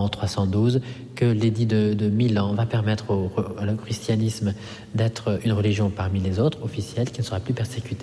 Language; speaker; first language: French; non-native, fluent; Italian